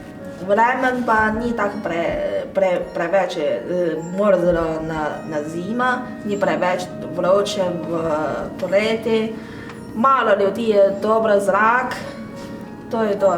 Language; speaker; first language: Slovenian; non-native, learner; Chinese